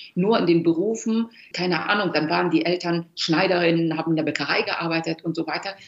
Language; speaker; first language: German; early bilingual, other home language; Persian